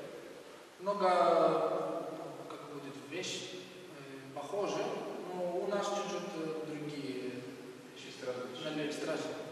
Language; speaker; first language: Russian; non-native, learner; Greek